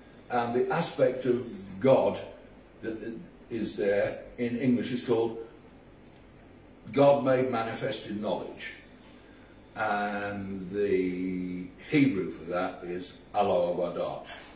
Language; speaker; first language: English; native; English